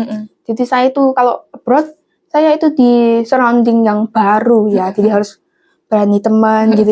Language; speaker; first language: Indonesian; non-native, local second language; English